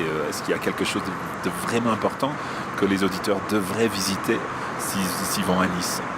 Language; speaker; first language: French; non-native, fluent; English